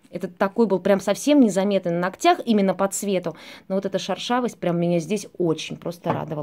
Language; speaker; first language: Russian; native; Russian